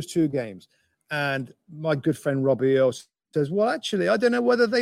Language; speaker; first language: English; native; English